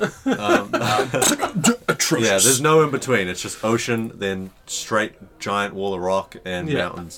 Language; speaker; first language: English; native; English